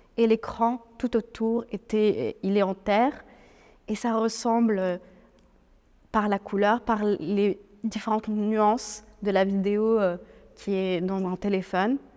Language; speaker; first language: French; non-native, local second language; Arabic